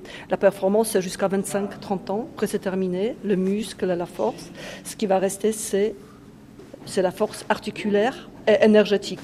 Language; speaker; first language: French; non-native, fluent; Polish